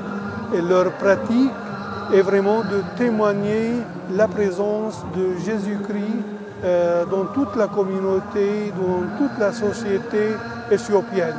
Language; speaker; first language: French; non-native, local second language; Arabic